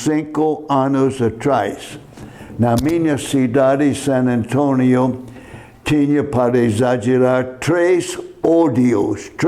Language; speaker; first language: Portuguese; non-native, fluent; English